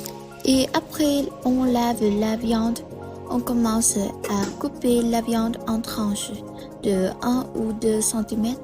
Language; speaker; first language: French; non-native, learner; Vietnamese